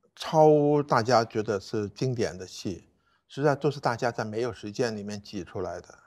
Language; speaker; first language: Chinese; non-native, fluent; Cantonese